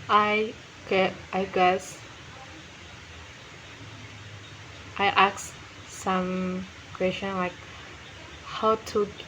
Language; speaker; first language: English; non-native, learner; Indonesian